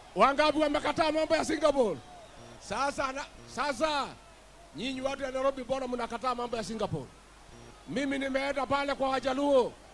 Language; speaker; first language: Swahili; non-native, local second language; Kikuyu